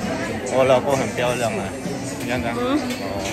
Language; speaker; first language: Chinese; non-native, learner; Filipino